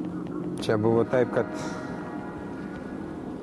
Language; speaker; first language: Lithuanian; non-native, learner; Russian